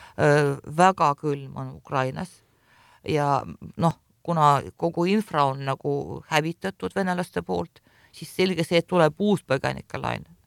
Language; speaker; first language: Estonian; non-native, local second language; Russian